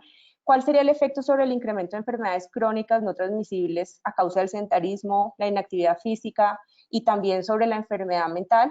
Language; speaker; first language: Spanish; native; Spanish